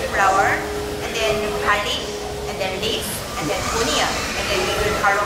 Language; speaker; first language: English; non-native, learner; Korean